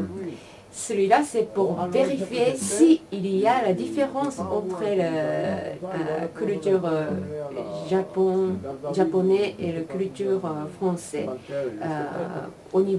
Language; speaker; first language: French; non-native, learner; Japanese